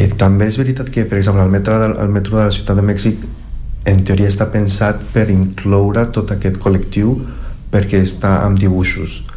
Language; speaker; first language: Catalan; non-native, fluent; Spanish